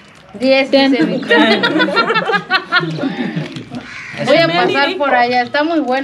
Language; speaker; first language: Spanish; native; Spanish